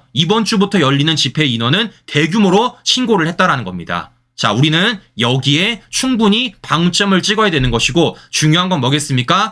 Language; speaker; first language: Korean; native; Korean